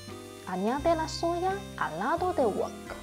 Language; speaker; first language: Spanish; non-native, learner; Chinese